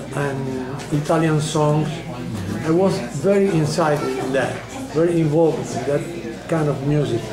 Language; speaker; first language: English; non-native, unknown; Spanish